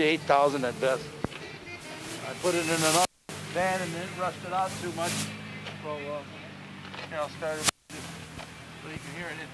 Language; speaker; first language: English; native; English